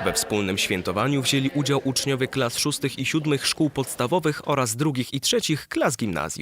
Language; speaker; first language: Polish; native; Polish